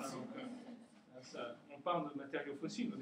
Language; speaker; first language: French; native; French